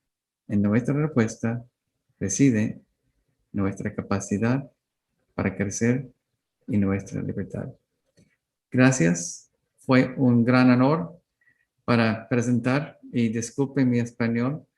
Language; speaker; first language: Spanish; non-native, learner; English